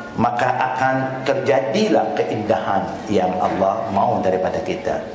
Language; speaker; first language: Malay; non-native, local second language; Chinese